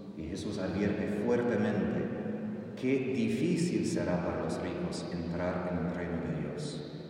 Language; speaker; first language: Spanish; non-native, fluent; English